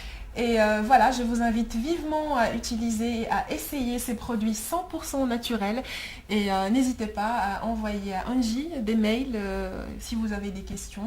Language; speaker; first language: French; native; French